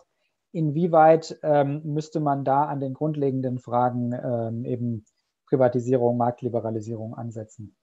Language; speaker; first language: German; native; German